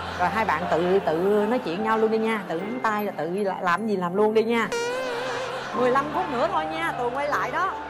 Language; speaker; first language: Vietnamese; native; Vietnamese